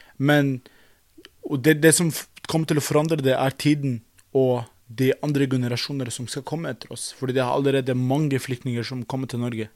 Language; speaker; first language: Norwegian; non-native, fluent; Arabic